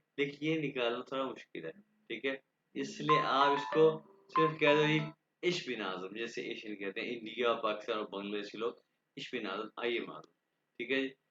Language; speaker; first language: Urdu; non-native, local second language; Punjabi